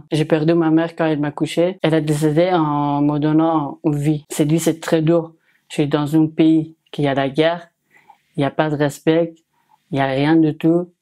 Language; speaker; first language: French; non-native, learner; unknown